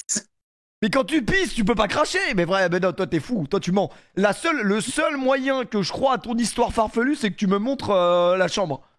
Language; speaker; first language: French; native; French